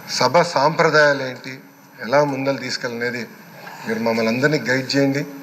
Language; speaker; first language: Telugu; native; Telugu